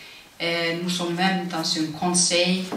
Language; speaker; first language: French; non-native, fluent; Icelandic